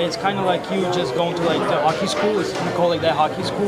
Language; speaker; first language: English; non-native, learner; Russian